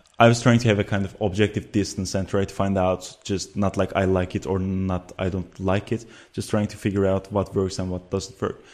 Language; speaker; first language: English; non-native, fluent; Turkish